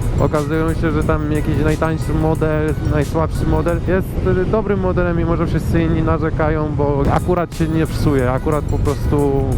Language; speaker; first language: Polish; native; Polish